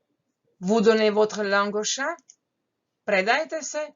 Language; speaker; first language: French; non-native, fluent; Croatian